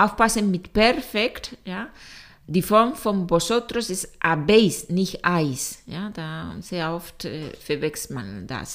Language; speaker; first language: German; non-native, fluent; Spanish